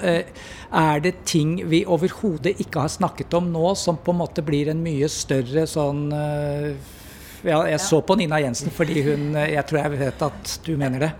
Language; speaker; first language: Norwegian; native; Norwegian